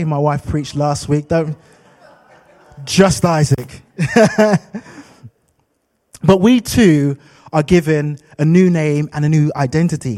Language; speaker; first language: English; native; English